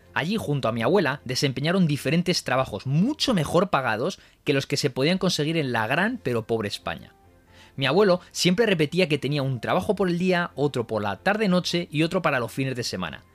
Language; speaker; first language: Spanish; native; Spanish